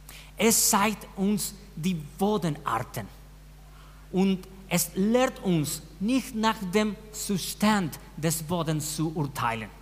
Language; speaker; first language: German; non-native, fluent; Spanish